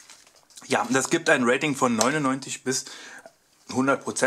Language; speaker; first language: German; native; German